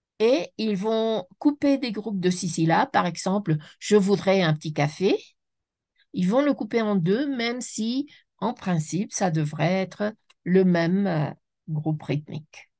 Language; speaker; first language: French; non-native, fluent; Spanish